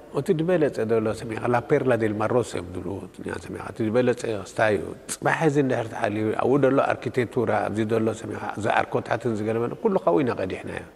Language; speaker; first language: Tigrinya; non-native, local second language; Italian